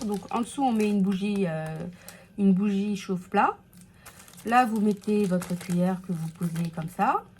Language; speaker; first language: French; native; French